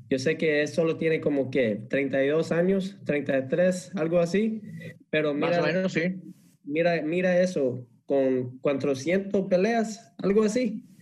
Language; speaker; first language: Spanish; early bilingual, heritage; English